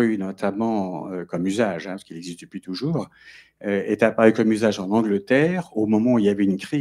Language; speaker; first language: French; native; French